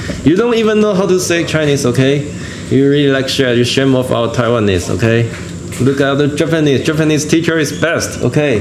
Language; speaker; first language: English; non-native, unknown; Chinese